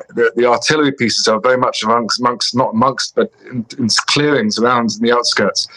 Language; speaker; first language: English; native; English